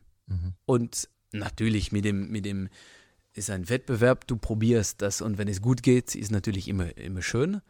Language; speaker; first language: German; non-native, fluent; French